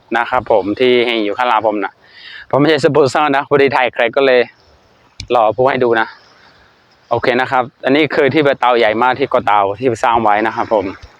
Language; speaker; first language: Thai; non-native, fluent; Burmese